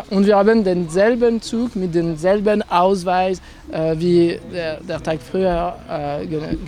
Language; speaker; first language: German; non-native, fluent; French